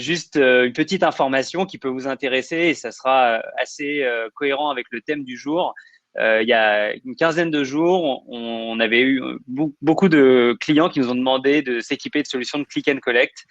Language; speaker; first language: French; native; French